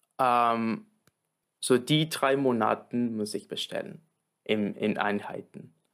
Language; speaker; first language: German; non-native, fluent; Spanish